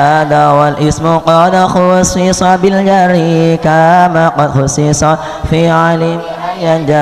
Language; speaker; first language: Arabic; non-native, learner; Javanese